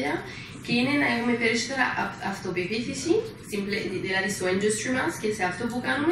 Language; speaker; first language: Greek; non-native, fluent; French